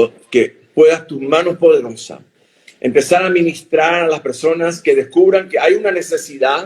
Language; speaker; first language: Spanish; native; Spanish